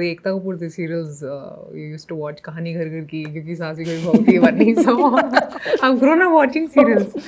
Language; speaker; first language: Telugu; non-native, local second language; Hindi